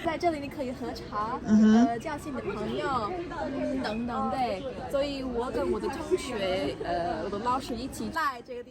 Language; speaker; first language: Chinese; non-native, learner; English